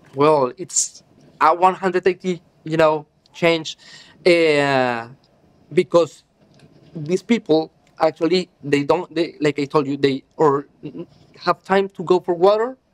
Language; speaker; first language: English; non-native, learner; Spanish